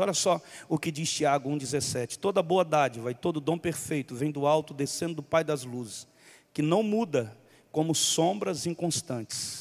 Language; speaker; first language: Portuguese; native; Portuguese